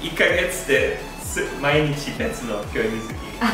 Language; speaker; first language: Japanese; non-native, fluent; English